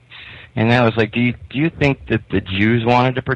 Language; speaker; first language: English; native; English